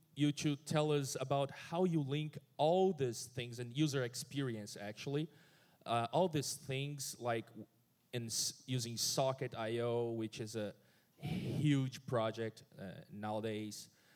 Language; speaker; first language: English; non-native, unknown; Portuguese